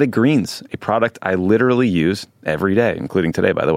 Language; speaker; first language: English; native; English